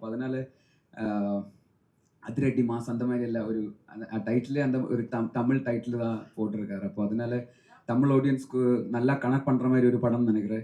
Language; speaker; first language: Tamil; non-native, learner; Malayalam